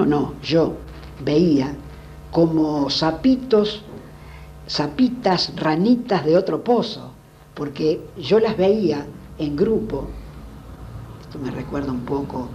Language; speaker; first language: Spanish; native; Spanish